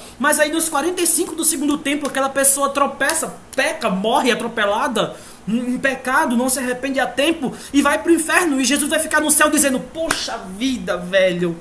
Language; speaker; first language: Portuguese; native; Portuguese